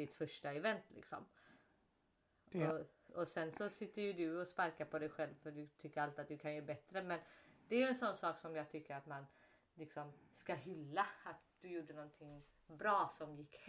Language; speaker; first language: Swedish; native; Swedish